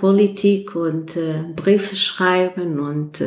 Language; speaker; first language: German; non-native, fluent; Portuguese